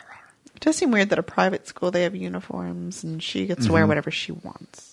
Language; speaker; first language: English; native; English